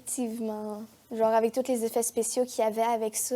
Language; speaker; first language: French; native; French